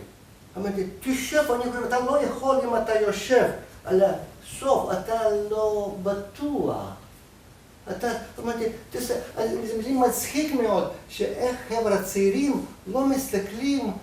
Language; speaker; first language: Hebrew; non-native, fluent; Russian